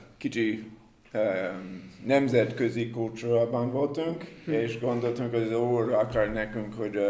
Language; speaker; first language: Hungarian; non-native, learner; English